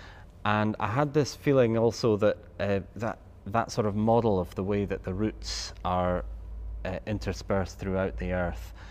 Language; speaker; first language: English; native; English